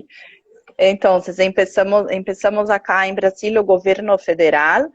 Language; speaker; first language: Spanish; non-native, learner; Portuguese